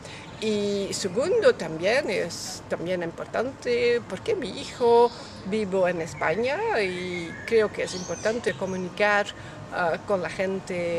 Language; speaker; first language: Spanish; non-native, learner; French